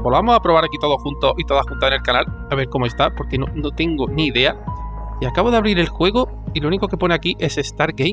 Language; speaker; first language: Spanish; native; Spanish